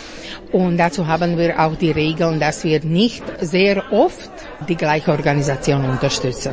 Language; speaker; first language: German; non-native, fluent; Slovak